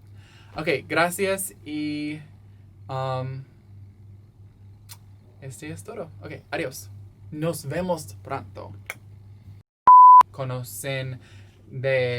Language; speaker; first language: Spanish; non-native, learner; English